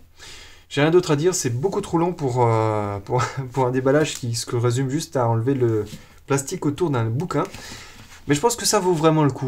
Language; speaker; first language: French; native; French